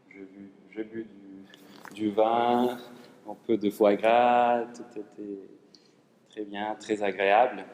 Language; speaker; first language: French; non-native, fluent; Spanish